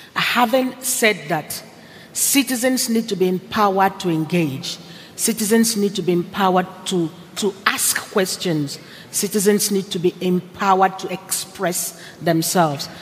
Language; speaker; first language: English; non-native, local second language; Igbo